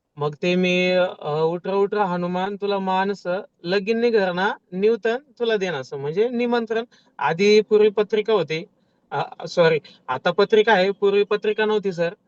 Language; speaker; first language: Marathi; native; Marathi